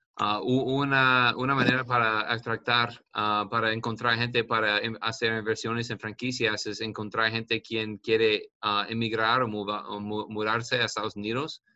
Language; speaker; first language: Spanish; non-native, learner; English